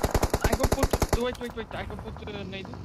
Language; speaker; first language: English; non-native, learner; Portuguese